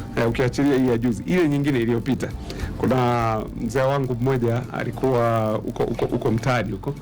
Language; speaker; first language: Swahili; native; Swahili